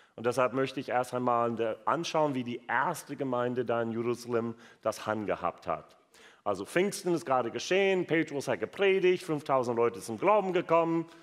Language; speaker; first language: German; non-native, fluent; English